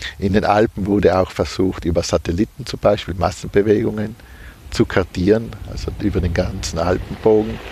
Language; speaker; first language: German; native; German